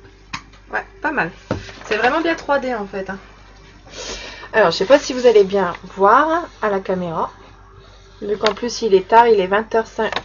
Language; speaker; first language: French; native; French